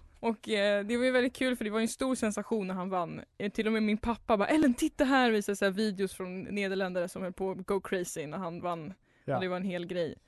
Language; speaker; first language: Swedish; native; Swedish